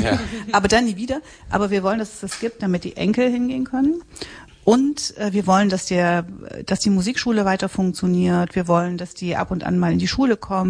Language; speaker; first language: German; native; German